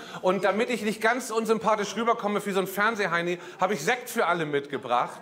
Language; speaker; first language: German; native; German